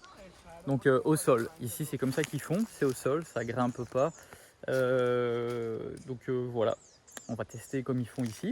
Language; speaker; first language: French; native; French